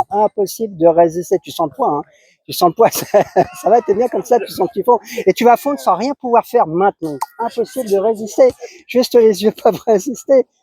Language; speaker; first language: French; native; French